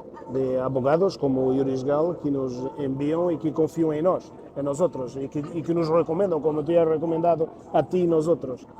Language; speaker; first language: Spanish; non-native, learner; Portuguese